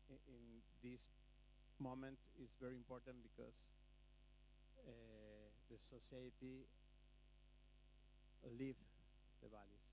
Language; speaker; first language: English; non-native, learner; Spanish